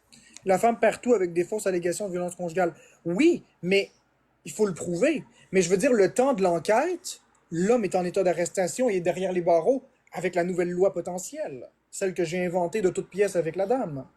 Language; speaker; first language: French; native; French